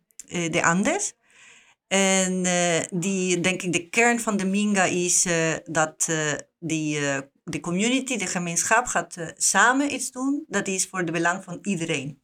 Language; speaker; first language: Dutch; non-native, learner; Spanish